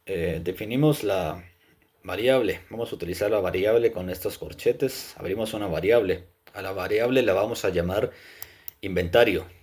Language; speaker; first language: Spanish; native; Spanish